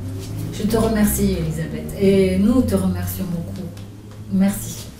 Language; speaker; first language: French; native; French